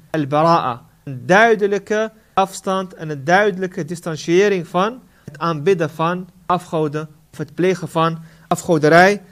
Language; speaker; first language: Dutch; non-native, fluent; Arabic